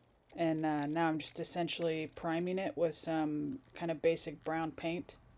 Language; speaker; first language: English; native; English